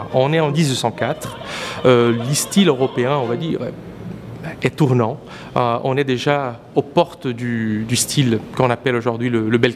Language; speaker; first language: French; non-native, fluent; Portuguese